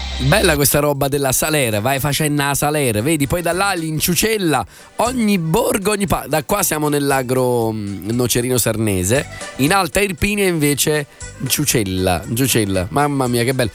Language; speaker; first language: Italian; native; Italian